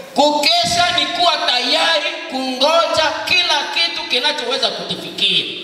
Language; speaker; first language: Swahili; non-native, local second language; Nande